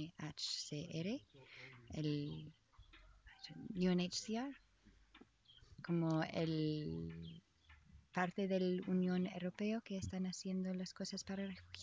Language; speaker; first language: Spanish; non-native, learner; English